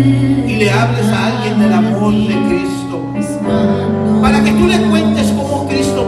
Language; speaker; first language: Spanish; native; Spanish